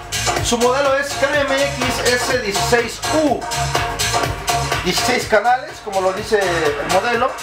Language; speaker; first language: Spanish; native; Spanish